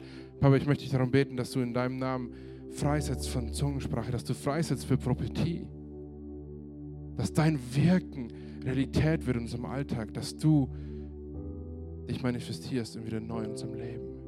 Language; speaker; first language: German; native; German